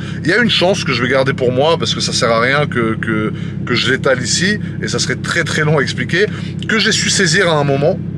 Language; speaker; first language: French; native; French